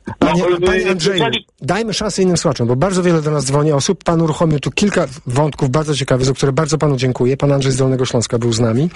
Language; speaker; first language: Polish; native; Polish